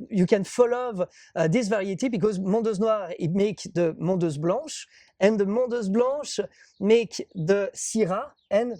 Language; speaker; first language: English; non-native, learner; French